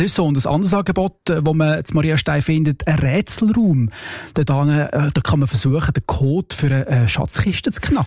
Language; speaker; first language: German; native; German